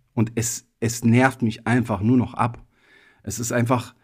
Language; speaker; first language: German; early bilingual, other home language; Italian